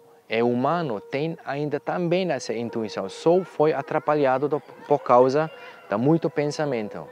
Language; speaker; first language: Portuguese; non-native, learner; German